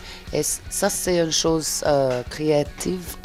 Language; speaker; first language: French; non-native, fluent; English